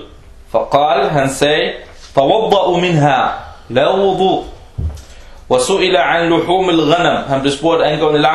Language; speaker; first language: Danish; non-native, fluent; Arabic